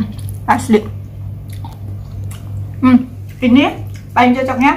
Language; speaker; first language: Indonesian; native; Indonesian